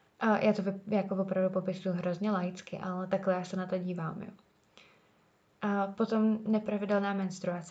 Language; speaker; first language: Czech; native; Czech